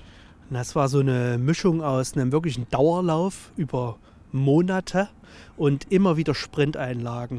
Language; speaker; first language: German; native; German